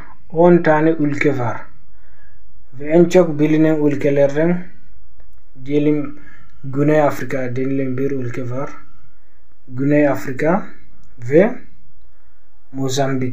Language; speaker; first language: Turkish; non-native, fluent; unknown